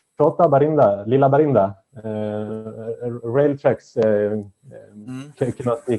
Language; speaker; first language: Hindi; non-native, learner; Swedish